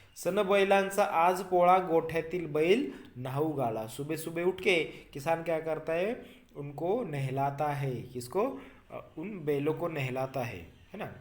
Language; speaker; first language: Hindi; non-native, local second language; Marathi